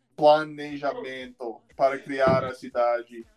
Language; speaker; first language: Portuguese; non-native, fluent; English